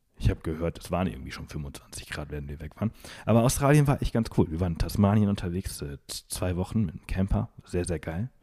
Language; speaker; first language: German; native; German